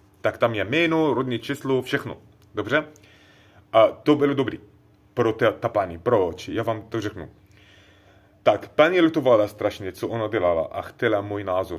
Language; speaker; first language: Czech; non-native, learner; Arabic